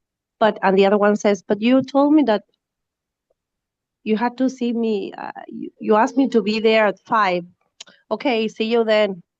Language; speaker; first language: English; non-native, fluent; Spanish